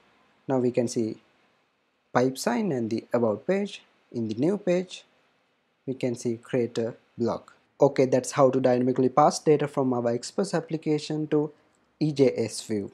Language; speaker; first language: English; non-native, fluent; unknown